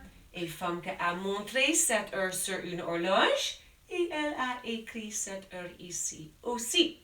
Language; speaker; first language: French; non-native, fluent; English